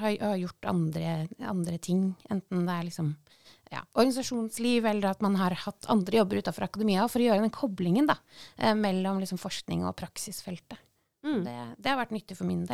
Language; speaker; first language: Norwegian; native; Norwegian